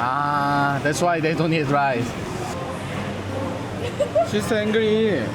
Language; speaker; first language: English; non-native, learner; Korean